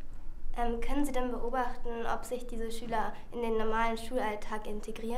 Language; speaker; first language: German; native; German